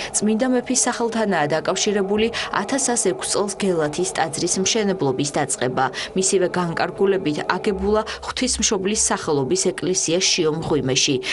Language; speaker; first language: Georgian; native; Georgian